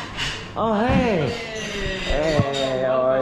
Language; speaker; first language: English; non-native, learner; Korean